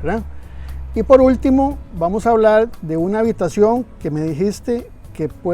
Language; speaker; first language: Spanish; native; Spanish